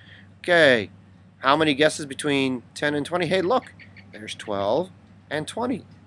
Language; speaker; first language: English; native; English